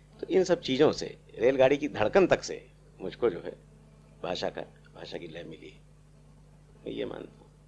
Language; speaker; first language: Hindi; native; Hindi